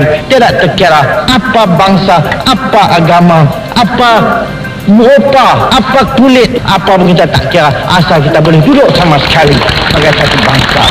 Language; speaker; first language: Malay; native; Malay